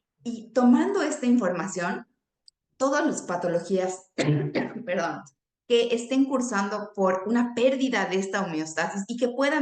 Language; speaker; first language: Spanish; native; Spanish